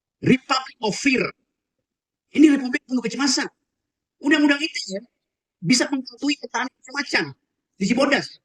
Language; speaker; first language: Indonesian; native; Indonesian